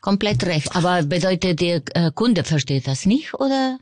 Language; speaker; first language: German; non-native, fluent; Spanish